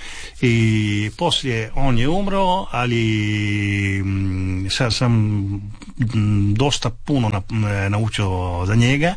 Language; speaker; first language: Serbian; non-native, fluent; Italian